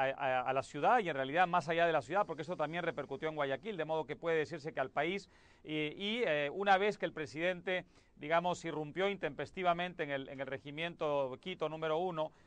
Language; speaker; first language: Spanish; native; Spanish